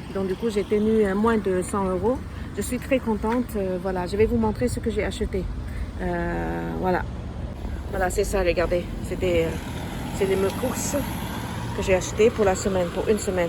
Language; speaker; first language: French; non-native, learner; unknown